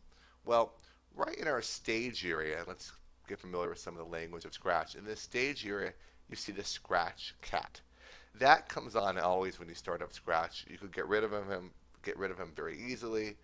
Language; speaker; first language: English; native; English